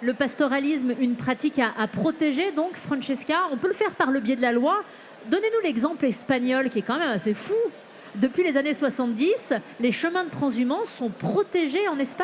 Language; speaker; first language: French; native; French